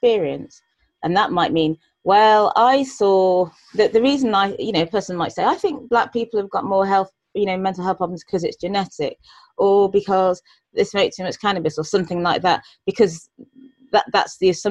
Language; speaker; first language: English; native; English